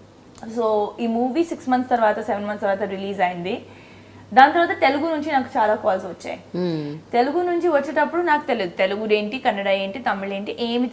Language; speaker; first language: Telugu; non-native, learner; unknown